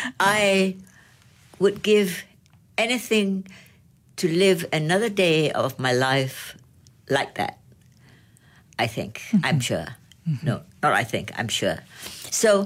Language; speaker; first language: English; non-native, local second language; Malay